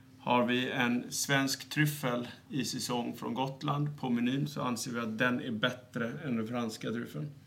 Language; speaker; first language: Swedish; native; Swedish